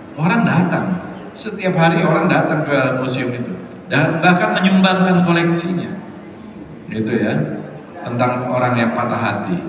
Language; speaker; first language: Indonesian; native; Indonesian